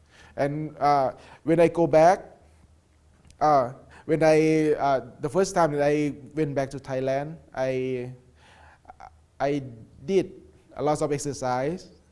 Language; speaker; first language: English; non-native, learner; Thai